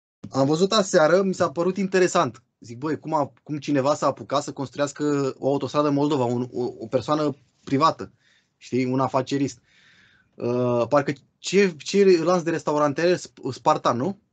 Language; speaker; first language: Romanian; native; Romanian